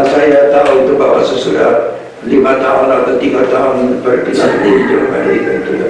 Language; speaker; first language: Indonesian; non-native, fluent; Hungarian